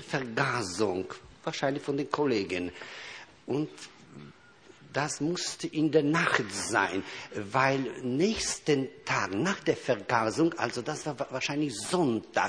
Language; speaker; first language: German; non-native, fluent; Polish